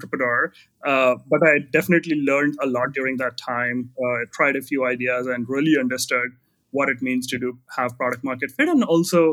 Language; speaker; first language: English; non-native, local second language; Hindi